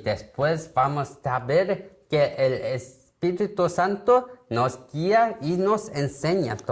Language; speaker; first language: Spanish; non-native, learner; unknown